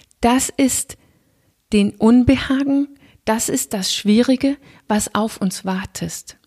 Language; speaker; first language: German; non-native, fluent; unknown